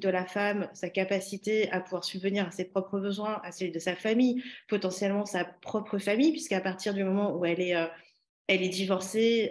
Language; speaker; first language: French; native; French